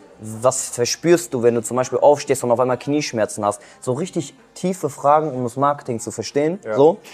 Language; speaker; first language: German; early bilingual, other home language; Kurdish